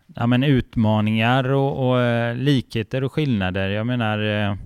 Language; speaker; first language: Swedish; native; Swedish